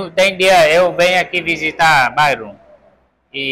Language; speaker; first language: Portuguese; non-native, learner; Vietnamese